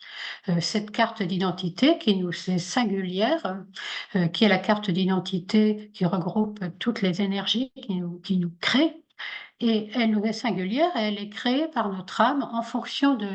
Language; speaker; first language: French; native; French